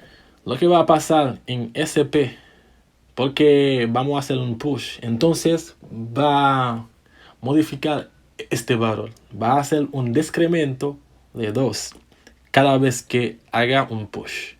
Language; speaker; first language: Spanish; non-native, fluent; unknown